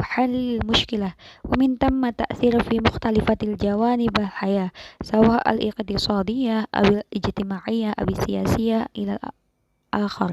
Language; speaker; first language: Arabic; non-native, learner; Indonesian